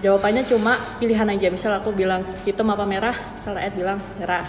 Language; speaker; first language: Indonesian; native; Indonesian